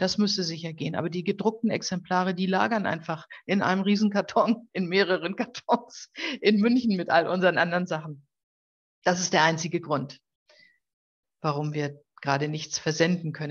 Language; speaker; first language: German; native; German